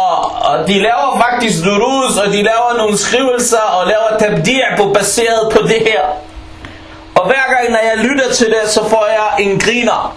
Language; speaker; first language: Danish; non-native, fluent; Arabic